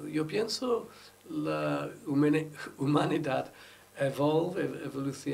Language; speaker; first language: Spanish; non-native, learner; English